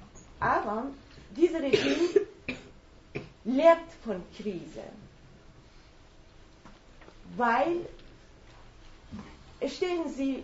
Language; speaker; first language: German; non-native, fluent; Persian